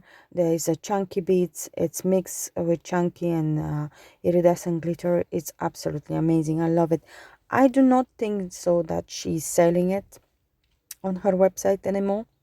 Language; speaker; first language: English; non-native, fluent; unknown